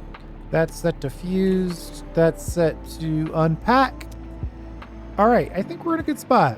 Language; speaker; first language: English; native; English